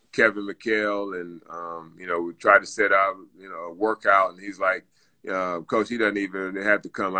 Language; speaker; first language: English; native; English